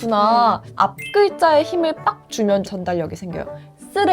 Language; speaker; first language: Korean; native; Korean